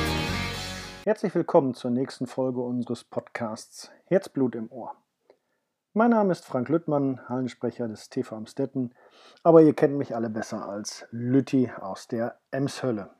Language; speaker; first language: German; native; German